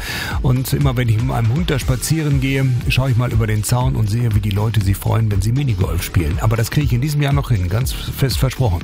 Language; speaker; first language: German; native; German